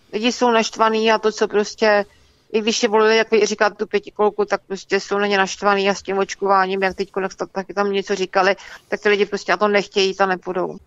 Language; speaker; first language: Czech; native; Czech